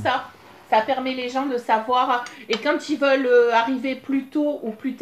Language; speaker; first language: French; native; French